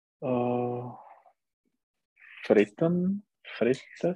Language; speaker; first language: German; non-native, learner; Czech